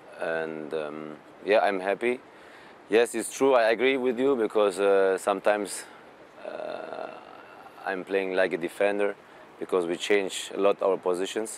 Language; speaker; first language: English; non-native, fluent; German